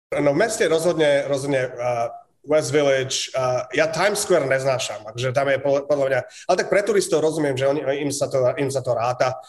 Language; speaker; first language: Slovak; native; Slovak